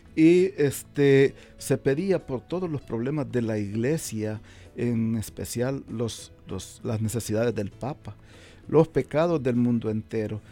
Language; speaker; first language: Spanish; native; Spanish